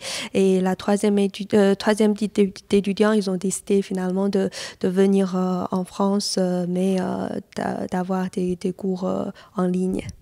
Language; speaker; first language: French; non-native, fluent; Chinese